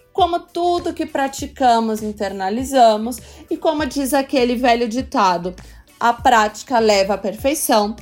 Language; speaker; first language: Portuguese; native; Portuguese